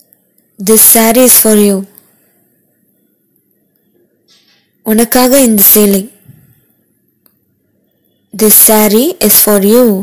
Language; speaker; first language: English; non-native, local second language; Tamil